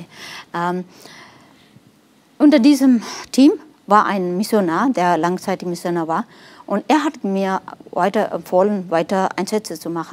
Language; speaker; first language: German; non-native, fluent; Nepali